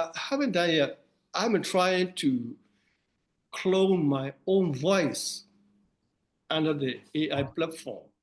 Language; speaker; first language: English; non-native, fluent; Burmese